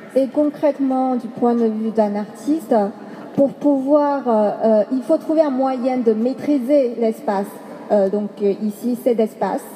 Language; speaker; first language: French; non-native, fluent; Chinese